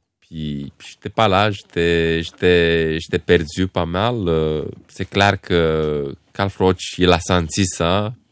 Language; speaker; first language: French; non-native, fluent; Romanian